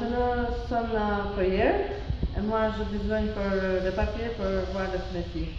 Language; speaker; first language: French; non-native, learner; Albanian